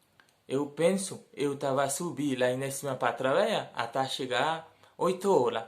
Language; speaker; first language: Portuguese; non-native, learner; Haitian Creole